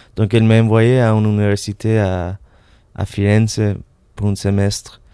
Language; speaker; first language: French; non-native, fluent; Spanish